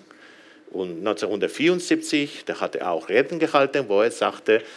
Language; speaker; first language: German; non-native, fluent; Galician